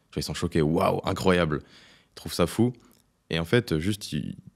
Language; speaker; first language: French; native; French